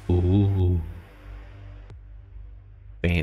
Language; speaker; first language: English; native; English